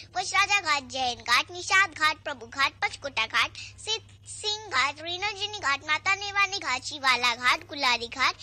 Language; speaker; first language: Hindi; native; Hindi